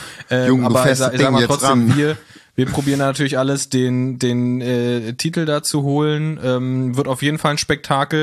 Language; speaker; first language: German; native; German